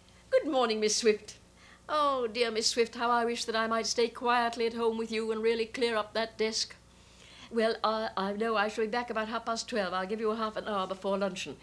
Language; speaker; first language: English; native; English